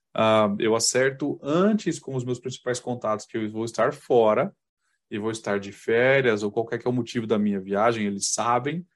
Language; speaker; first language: Portuguese; native; Portuguese